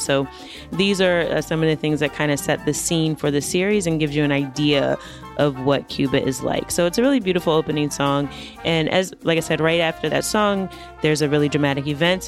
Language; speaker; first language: English; native; English